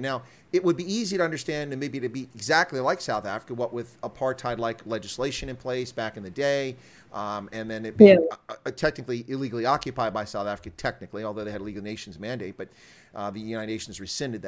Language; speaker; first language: English; native; English